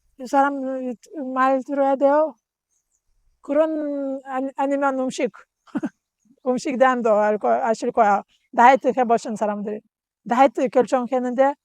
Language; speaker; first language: Korean; non-native, learner; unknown